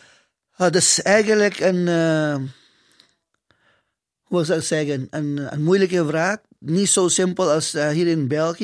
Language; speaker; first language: Dutch; non-native, fluent; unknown